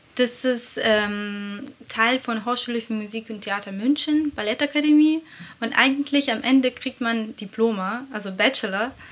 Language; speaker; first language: German; non-native, fluent; Latvian